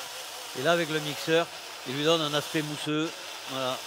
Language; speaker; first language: French; native; French